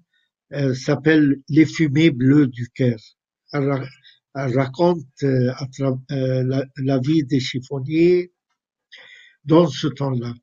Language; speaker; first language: French; non-native, fluent; Arabic